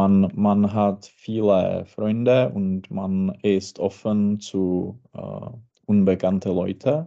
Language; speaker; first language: German; non-native, learner; Czech